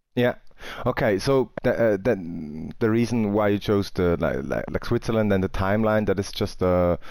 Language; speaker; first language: English; non-native, fluent; German